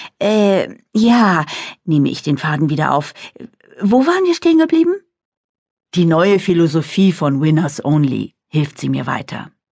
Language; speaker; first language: German; native; German